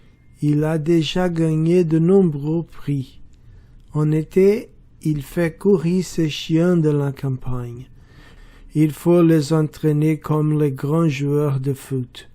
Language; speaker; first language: French; non-native, learner; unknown